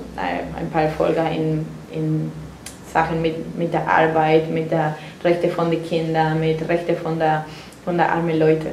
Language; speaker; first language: German; non-native, fluent; Spanish